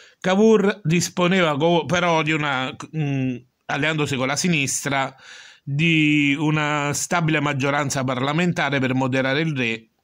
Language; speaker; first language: Italian; native; Italian